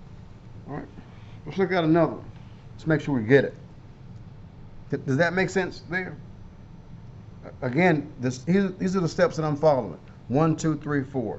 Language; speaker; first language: English; native; English